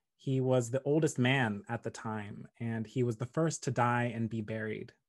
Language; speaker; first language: English; native; English